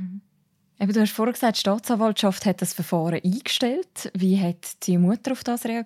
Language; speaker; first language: German; native; German